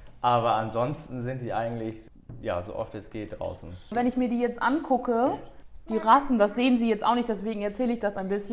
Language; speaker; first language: German; native; German